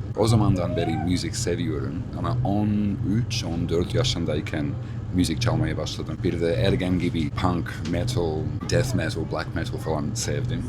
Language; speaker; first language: Turkish; non-native, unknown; English